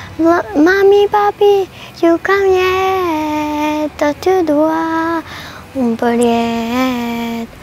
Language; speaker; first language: Albanian; early bilingual, heritage; Albanian